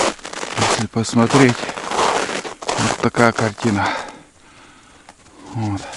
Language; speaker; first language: Russian; native; Russian